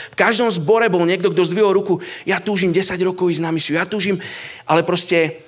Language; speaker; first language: Slovak; native; Slovak